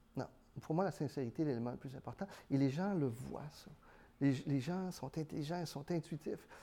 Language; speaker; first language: French; early bilingual, other home language; Spanish